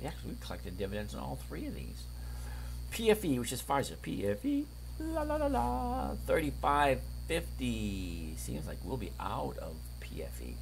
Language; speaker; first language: English; native; English